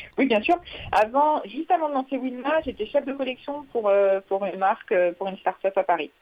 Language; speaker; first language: French; native; French